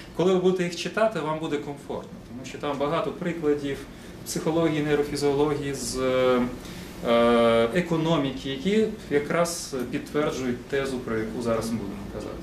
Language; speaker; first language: Ukrainian; non-native, local second language; Russian